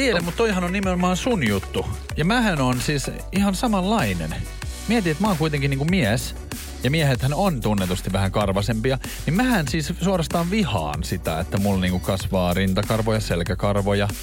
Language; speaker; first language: Finnish; native; Finnish